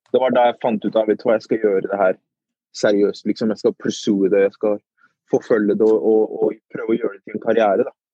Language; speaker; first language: Norwegian; early bilingual, other home language; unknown